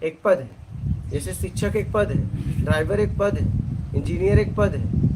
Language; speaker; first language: Hindi; native; Hindi